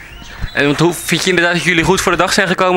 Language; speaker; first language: Dutch; native; Dutch